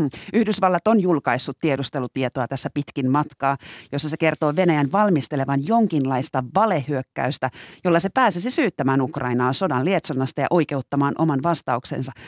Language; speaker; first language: Finnish; native; Finnish